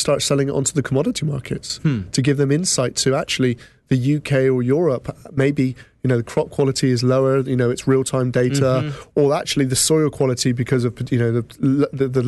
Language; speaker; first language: English; native; English